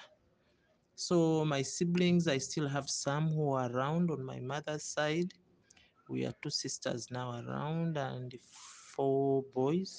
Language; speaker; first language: English; non-native, local second language; Ganda